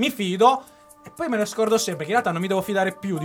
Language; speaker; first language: Italian; native; Italian